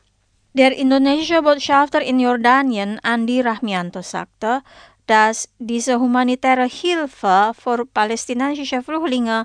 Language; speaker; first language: German; non-native, fluent; Indonesian